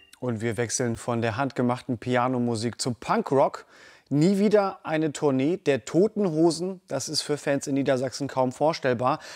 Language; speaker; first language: German; native; German